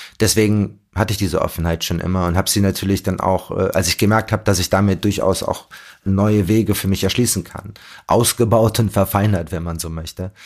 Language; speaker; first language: German; early bilingual, other home language; Arabic